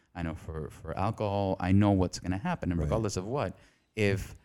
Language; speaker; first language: English; non-native, fluent; Spanish